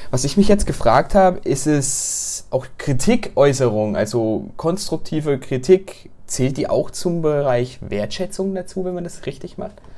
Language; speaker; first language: German; native; German